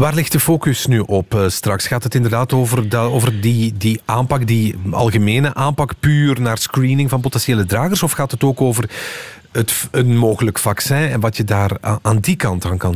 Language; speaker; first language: Dutch; native; Dutch